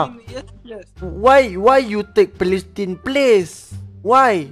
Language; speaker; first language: English; non-native, learner; Malay